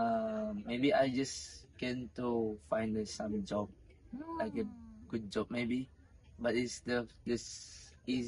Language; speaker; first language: English; non-native, learner; Indonesian